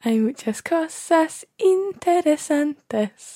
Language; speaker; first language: Spanish; non-native, learner; English